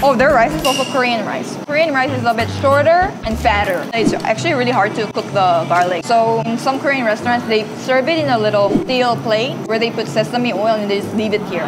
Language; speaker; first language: English; non-native, local second language; Korean